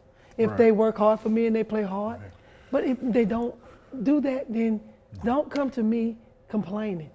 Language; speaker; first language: English; native; English